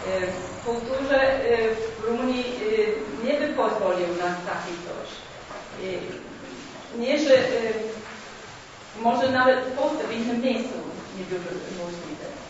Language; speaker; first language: Polish; non-native, learner; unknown